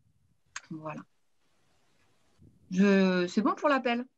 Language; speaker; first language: French; native; French